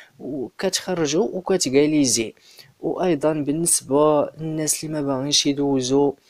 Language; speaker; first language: Arabic; native; Arabic